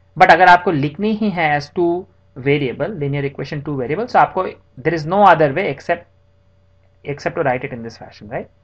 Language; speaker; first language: English; non-native, local second language; Hindi